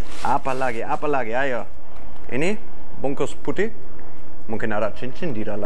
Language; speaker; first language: Indonesian; non-native, fluent; German